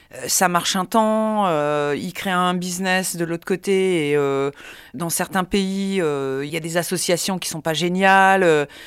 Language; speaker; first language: French; native; French